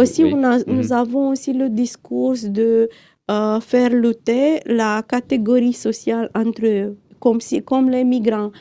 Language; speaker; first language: French; non-native, fluent; Romanian